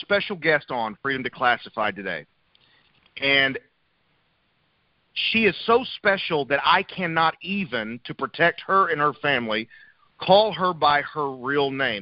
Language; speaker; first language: English; native; English